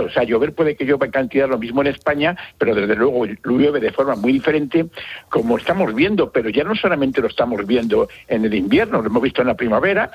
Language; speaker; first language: Spanish; native; Spanish